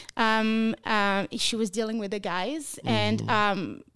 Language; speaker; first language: English; non-native, fluent; French